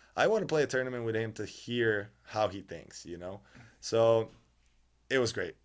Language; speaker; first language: English; non-native, fluent; Serbian